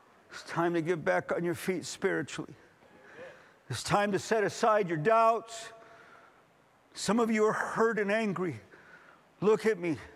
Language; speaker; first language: English; early bilingual, other home language; Spanish